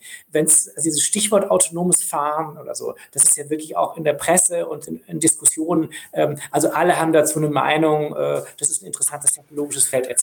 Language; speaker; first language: German; native; German